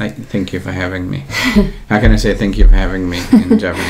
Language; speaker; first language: English; native; English